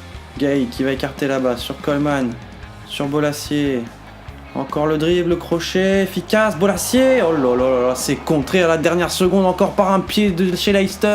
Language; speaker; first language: French; native; French